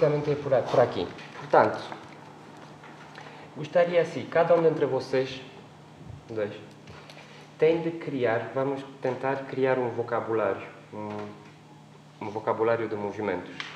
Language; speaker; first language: Portuguese; non-native, fluent; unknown